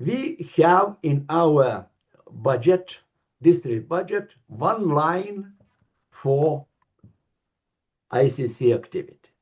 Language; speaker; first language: English; non-native, learner; Lithuanian